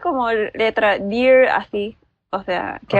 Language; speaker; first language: Spanish; non-native, learner; Filipino